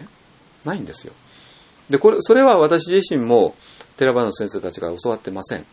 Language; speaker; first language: Japanese; native; Japanese